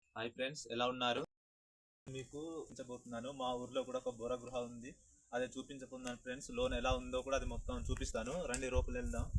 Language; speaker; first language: Telugu; non-native, local second language; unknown